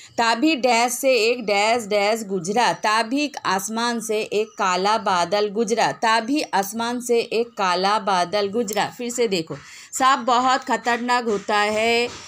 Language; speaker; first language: Hindi; non-native, local second language; Bangla